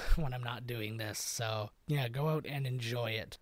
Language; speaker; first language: English; native; English